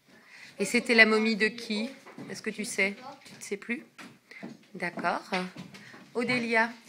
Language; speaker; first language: French; native; French